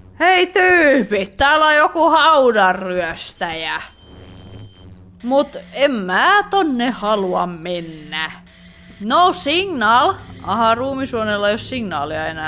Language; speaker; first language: Finnish; native; Finnish